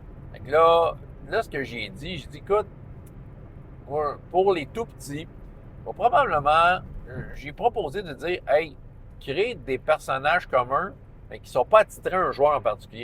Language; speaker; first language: French; native; French